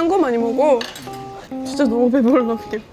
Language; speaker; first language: Korean; non-native, fluent; Estonian